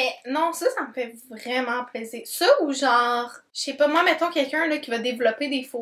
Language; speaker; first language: French; native; French